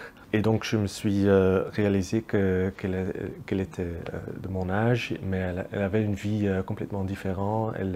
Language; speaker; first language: French; non-native, local second language; Dutch